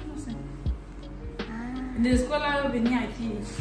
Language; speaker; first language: Spanish; non-native, learner; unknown